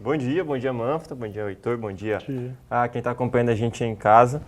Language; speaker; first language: Portuguese; native; Portuguese